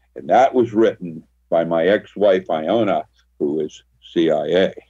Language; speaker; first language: English; early bilingual, other home language; Filipino